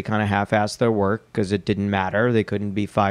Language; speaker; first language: English; early bilingual, other home language; Russian